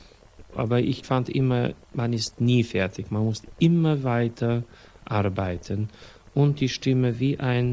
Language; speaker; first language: German; non-native, fluent; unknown